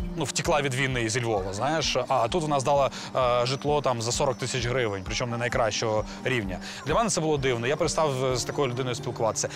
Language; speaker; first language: Ukrainian; non-native, local second language; Russian